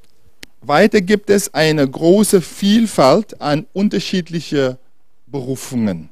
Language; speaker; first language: German; non-native, fluent; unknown